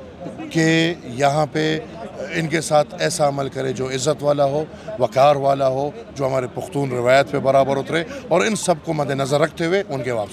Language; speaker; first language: Hindi; non-native, local second language; Pashto